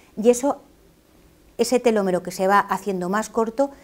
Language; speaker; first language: Spanish; native; Spanish